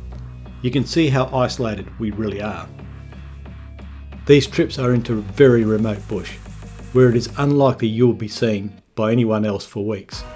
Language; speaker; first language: English; native; English